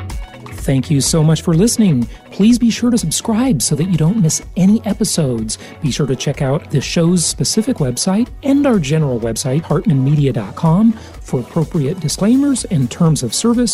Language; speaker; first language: English; native; English